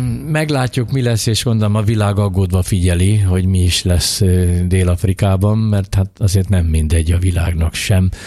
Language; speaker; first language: Hungarian; native; Hungarian